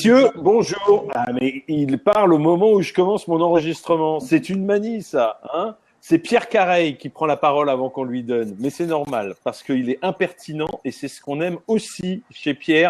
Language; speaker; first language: French; native; French